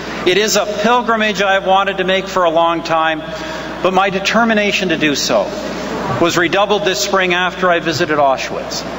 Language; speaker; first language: English; native; English